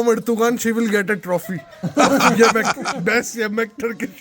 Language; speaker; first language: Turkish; non-native, learner; Urdu